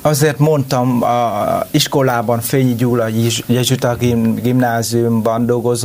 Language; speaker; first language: Hungarian; non-native, learner; Vietnamese